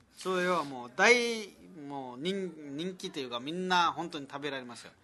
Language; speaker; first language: Japanese; non-native, fluent; Nepali